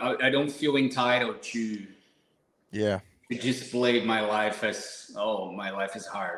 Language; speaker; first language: English; non-native, fluent; Portuguese